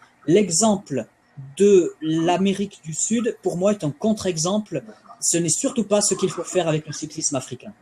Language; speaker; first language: French; native; French